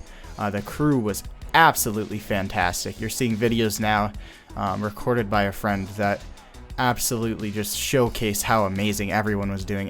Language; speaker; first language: English; native; English